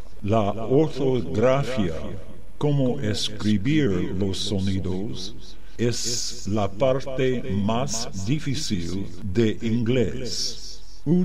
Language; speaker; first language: Spanish; non-native, learner; English